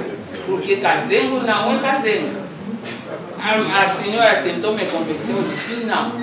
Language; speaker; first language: Portuguese; non-native, local second language; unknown